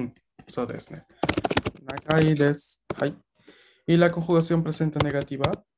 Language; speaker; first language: Spanish; native; Spanish